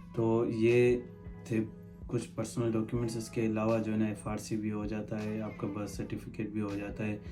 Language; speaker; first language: Urdu; non-native, local second language; Sindhi